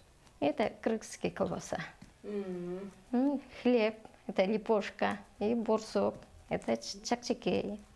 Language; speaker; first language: Russian; non-native, learner; Kyrgyz